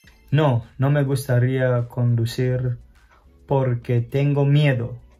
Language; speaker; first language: Spanish; non-native, fluent; English